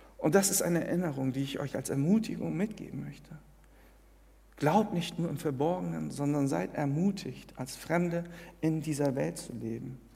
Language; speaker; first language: German; early bilingual, other home language; Korean